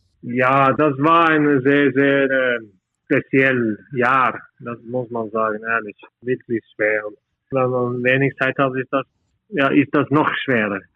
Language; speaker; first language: German; non-native, fluent; Norwegian